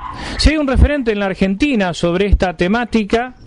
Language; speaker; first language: Spanish; native; Spanish